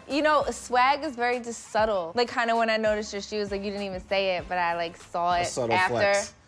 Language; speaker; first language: English; native; English